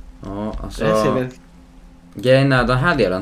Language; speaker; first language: Swedish; native; Swedish